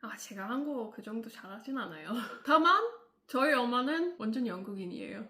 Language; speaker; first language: Korean; non-native, fluent; English